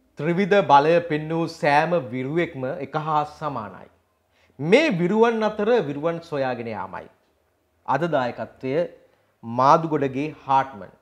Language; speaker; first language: Sinhala; native; Sinhala